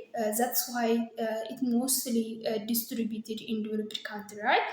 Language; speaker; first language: English; non-native, local second language; Amharic